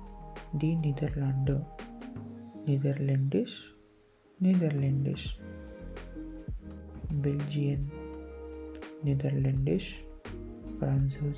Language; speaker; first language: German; non-native, fluent; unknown